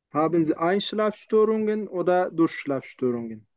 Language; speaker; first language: German; non-native, learner; Turkish